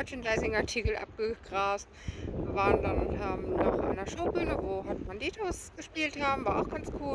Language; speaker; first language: German; native; German